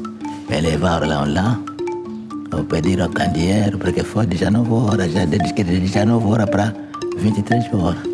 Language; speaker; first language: Portuguese; non-native, local second language; Kongo